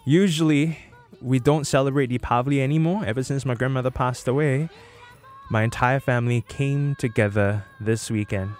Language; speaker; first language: English; native; English